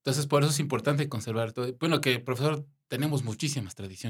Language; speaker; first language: Spanish; native; Spanish